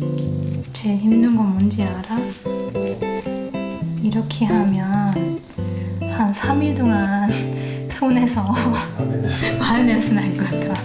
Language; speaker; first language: Korean; non-native, learner; German